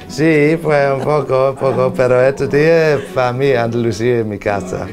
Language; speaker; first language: Spanish; non-native, learner; English